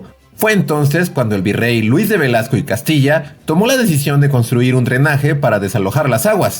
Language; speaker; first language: Spanish; native; Spanish